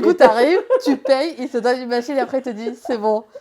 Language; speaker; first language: French; native; French